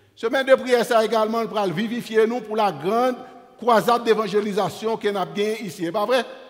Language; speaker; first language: French; native; French